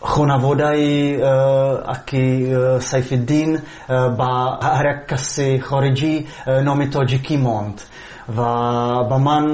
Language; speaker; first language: Persian; non-native, fluent; Slovak